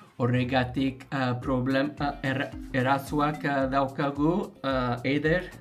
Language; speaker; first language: Basque; non-native, learner; English